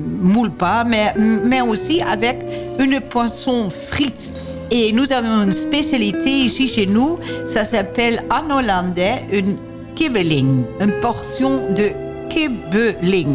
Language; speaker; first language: French; non-native, learner; Dutch